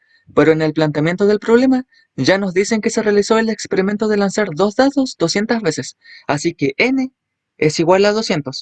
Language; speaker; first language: Spanish; native; Spanish